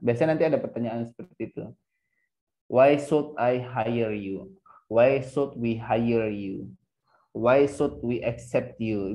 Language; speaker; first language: English; non-native, fluent; Indonesian